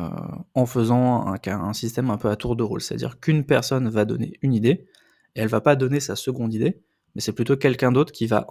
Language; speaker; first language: French; native; French